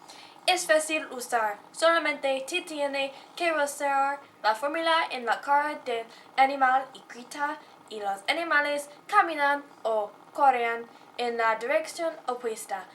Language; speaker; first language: Spanish; non-native, learner; English